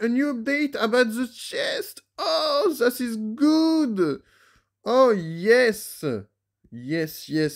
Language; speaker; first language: English; non-native, learner; French